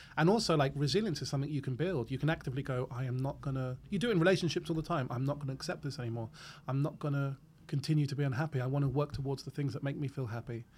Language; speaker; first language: English; native; English